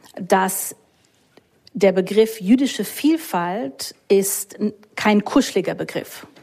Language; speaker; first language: German; non-native, fluent; English